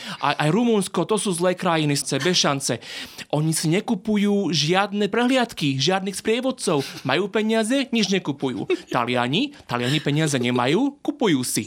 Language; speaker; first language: Slovak; native; Slovak